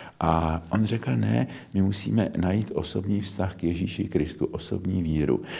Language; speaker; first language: Czech; native; Czech